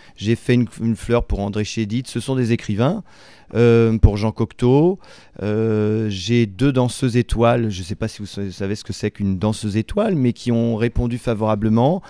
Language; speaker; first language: French; native; French